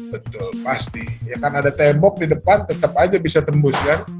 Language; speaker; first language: Indonesian; native; Indonesian